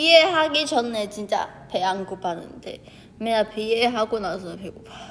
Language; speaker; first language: Korean; non-native, fluent; Chinese